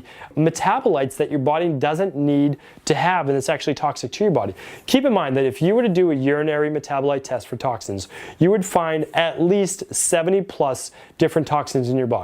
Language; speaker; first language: English; native; English